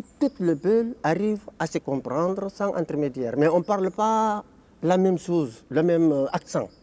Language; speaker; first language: French; non-native, local second language; Fula